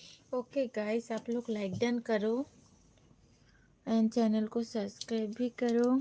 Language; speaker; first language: Hindi; non-native, local second language; Bangla